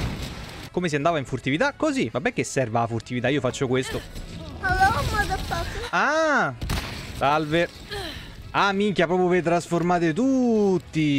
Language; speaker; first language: Italian; native; Italian